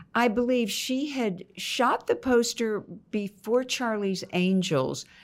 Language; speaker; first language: English; native; English